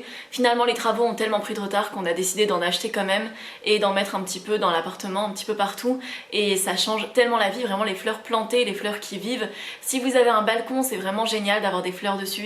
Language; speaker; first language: French; native; French